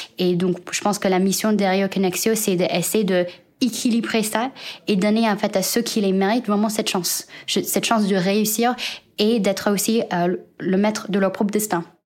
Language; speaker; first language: French; non-native, fluent; Chinese